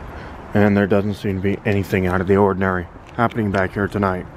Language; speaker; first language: English; native; English